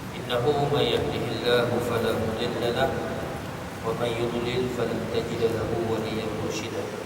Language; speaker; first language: Malay; native; Malay